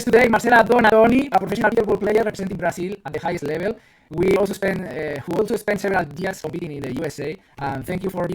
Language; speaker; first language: English; non-native, fluent; Spanish